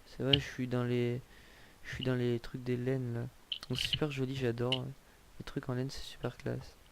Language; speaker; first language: French; native; French